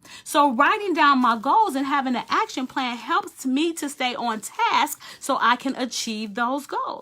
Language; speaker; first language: English; native; English